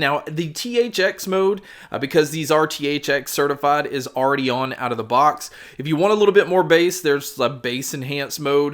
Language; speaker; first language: English; native; English